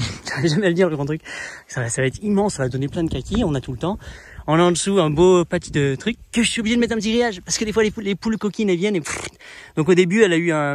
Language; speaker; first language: French; native; French